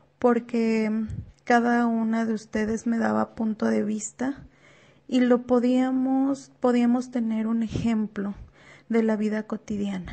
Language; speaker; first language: Spanish; native; Spanish